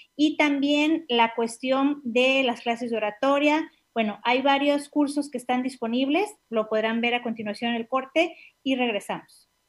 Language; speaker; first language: Spanish; native; Spanish